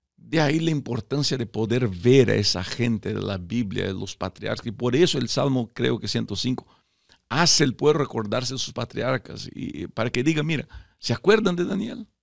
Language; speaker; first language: Spanish; early bilingual, heritage; Spanish